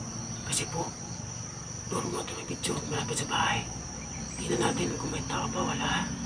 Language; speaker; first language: Filipino; non-native, local second language; Cebuano